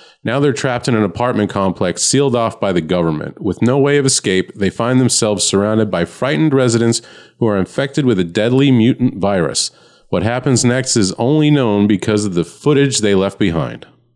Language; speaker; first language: English; native; English